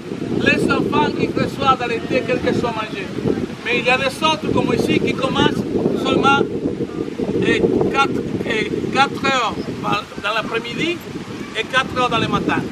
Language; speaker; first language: French; non-native, fluent; Spanish